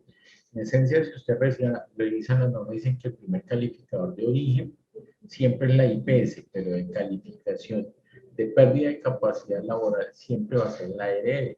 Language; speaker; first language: Spanish; native; Spanish